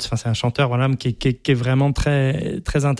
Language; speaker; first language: French; native; French